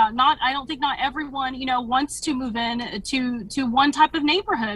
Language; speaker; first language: English; early bilingual, other home language; Spanish